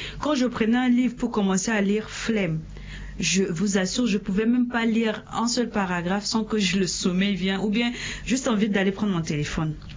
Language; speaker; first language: French; non-native, local second language; Sango